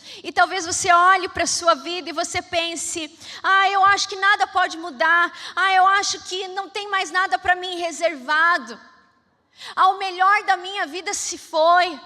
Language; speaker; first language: Portuguese; native; Portuguese